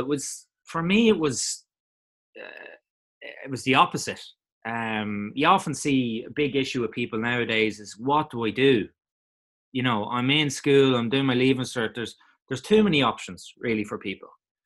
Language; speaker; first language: English; native; English